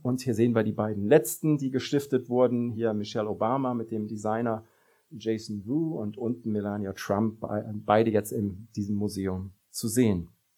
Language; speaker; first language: German; native; German